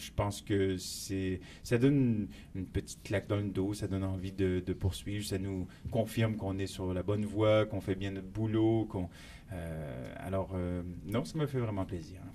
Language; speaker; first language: French; native; French